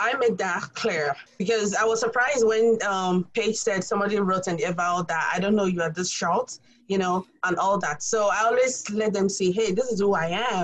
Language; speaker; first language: English; non-native, local second language; Yoruba